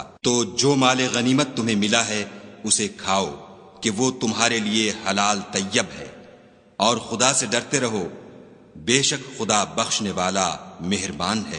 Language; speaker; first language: Urdu; native; Urdu